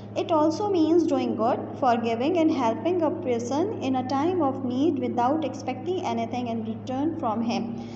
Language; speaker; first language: English; non-native, local second language; Urdu